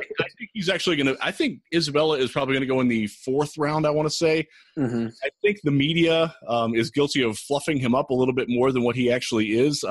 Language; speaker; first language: English; native; English